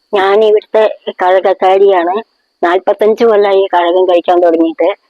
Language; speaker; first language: Malayalam; native; Malayalam